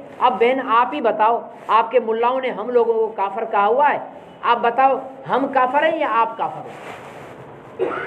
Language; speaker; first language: Urdu; non-native, local second language; Sindhi